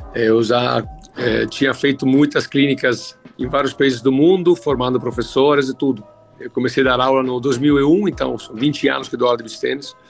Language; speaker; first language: Portuguese; non-native, fluent; Italian